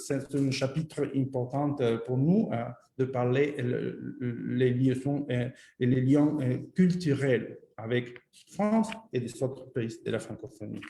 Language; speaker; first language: French; non-native, fluent; Spanish